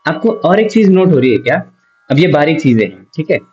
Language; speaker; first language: Hindi; non-native, local second language; Marathi